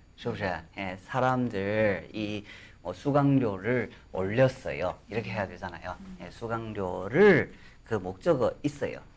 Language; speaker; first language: Korean; non-native, fluent; Chinese